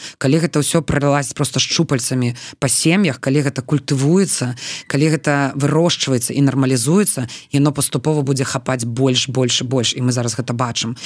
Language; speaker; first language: Belarusian; non-native, local second language; Russian